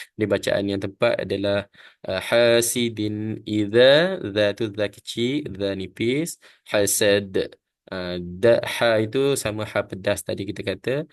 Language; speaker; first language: Malay; native; Malay